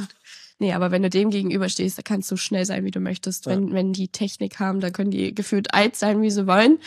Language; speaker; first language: German; native; German